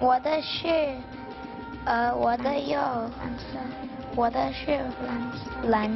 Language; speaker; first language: Chinese; non-native, local second language; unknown